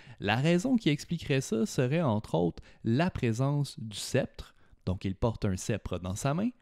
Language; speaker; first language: French; native; French